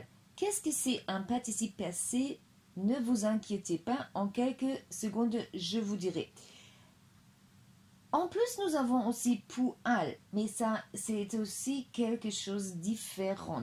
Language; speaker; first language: French; non-native, fluent; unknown